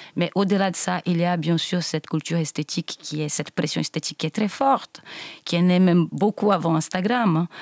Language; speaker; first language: French; non-native, fluent; Portuguese